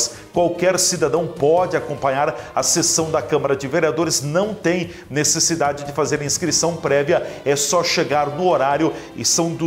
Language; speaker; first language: Portuguese; native; Portuguese